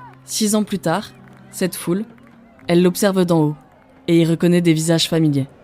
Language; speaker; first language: French; native; French